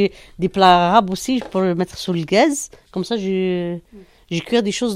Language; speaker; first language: French; non-native, learner; Arabic